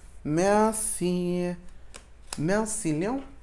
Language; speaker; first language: French; non-native, learner; English